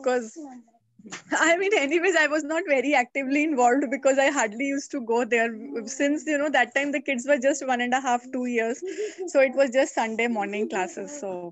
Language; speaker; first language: English; non-native, local second language; Hindi